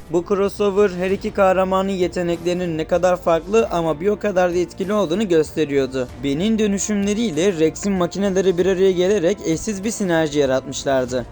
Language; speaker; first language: Turkish; native; Turkish